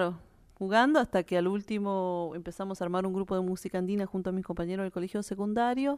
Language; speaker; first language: Spanish; native; Spanish